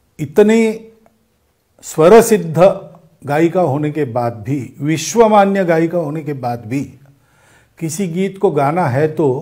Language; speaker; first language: Hindi; non-native, local second language; Marathi